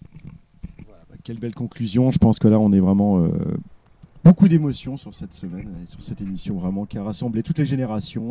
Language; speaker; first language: French; native; French